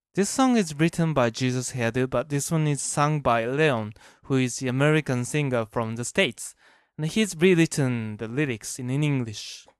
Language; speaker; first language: English; non-native, fluent; Japanese